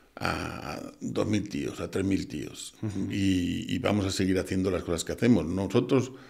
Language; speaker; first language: Spanish; native; Spanish